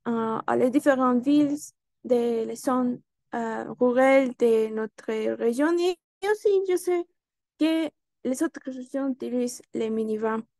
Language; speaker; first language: French; non-native, learner; Spanish